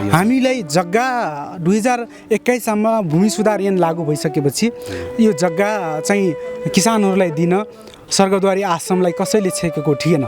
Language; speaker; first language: Nepali; non-native, local second language; Dangaura Tharu